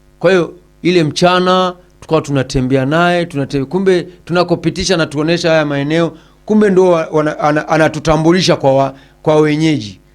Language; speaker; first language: Swahili; native; Swahili